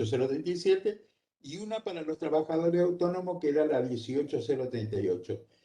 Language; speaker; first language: Spanish; native; Spanish